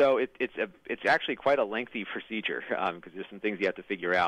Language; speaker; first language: English; native; English